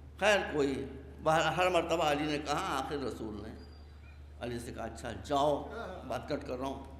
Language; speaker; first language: Urdu; native; Urdu